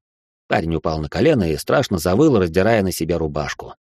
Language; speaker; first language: Russian; native; Russian